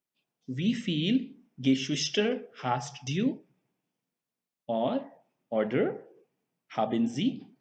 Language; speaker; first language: German; non-native, fluent; Hindi